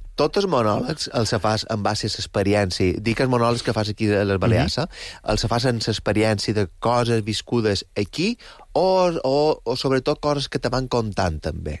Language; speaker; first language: Catalan; native; Catalan